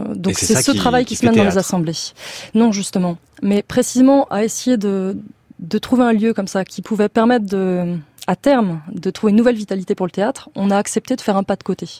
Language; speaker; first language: French; native; French